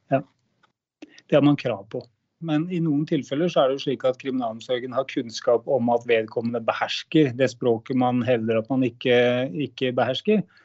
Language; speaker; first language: Norwegian; native; Norwegian